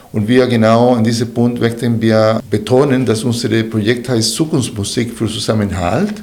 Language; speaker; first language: German; non-native, fluent; Spanish